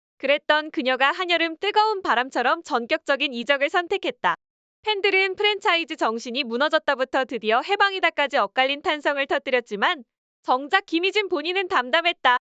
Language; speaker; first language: Korean; native; Korean